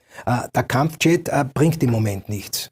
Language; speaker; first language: German; native; German